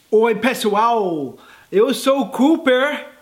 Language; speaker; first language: Portuguese; non-native, fluent; English